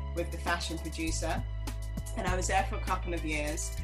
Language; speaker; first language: English; native; English